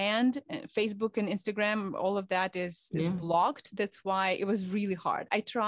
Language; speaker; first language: English; non-native, fluent; Ukrainian